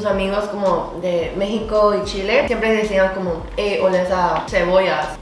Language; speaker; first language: Spanish; early bilingual, heritage; Korean